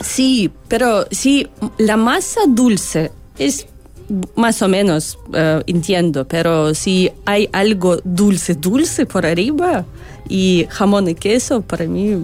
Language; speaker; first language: Spanish; non-native, learner; Russian